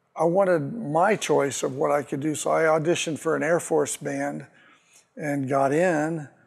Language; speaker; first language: English; native; English